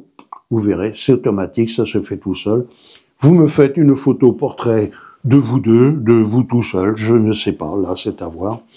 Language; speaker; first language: French; native; French